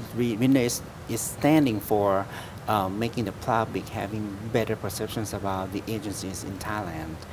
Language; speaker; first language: English; non-native, fluent; Thai